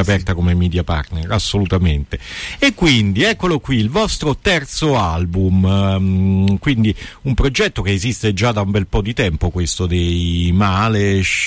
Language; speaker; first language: Italian; native; Italian